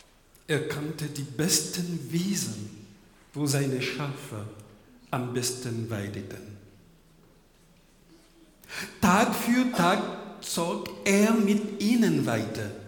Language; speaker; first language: German; non-native, fluent; French